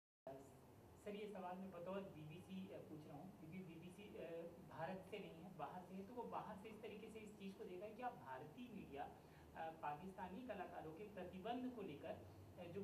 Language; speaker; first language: Hindi; native; Hindi